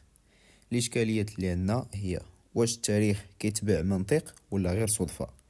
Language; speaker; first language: Arabic; native; Arabic